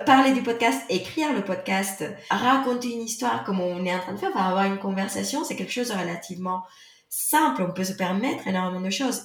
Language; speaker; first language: French; non-native, fluent; Spanish